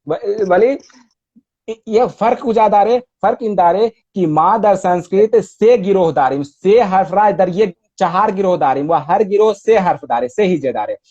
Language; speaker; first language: Persian; non-native, fluent; Hindi